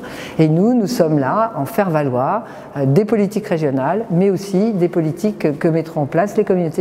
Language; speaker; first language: French; native; French